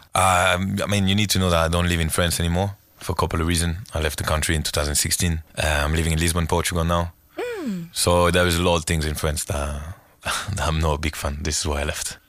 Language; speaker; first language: English; non-native, fluent; French